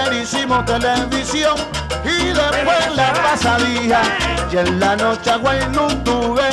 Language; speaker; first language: Spanish; native; Spanish